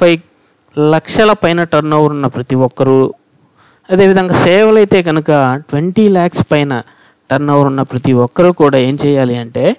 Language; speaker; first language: Telugu; native; Telugu